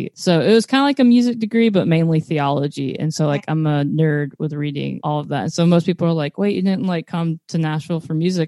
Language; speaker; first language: English; native; English